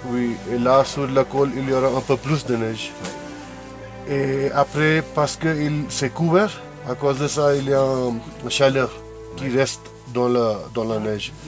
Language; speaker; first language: French; non-native, fluent; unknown